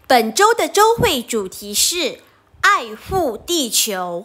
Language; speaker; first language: Chinese; native; Chinese